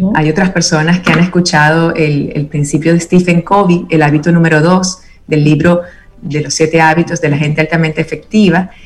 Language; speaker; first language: Spanish; native; Spanish